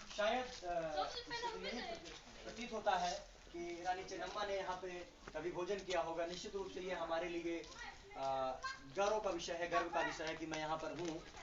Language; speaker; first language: Hindi; native; Hindi